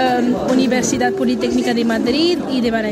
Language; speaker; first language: Spanish; non-native, learner; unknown